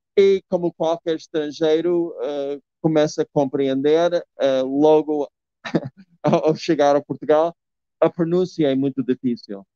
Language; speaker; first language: Portuguese; non-native, fluent; English